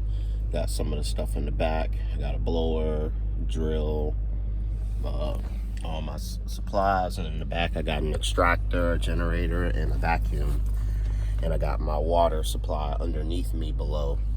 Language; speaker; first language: English; native; English